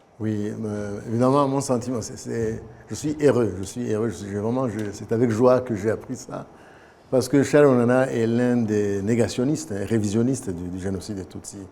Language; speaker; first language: French; non-native, local second language; Kinyarwanda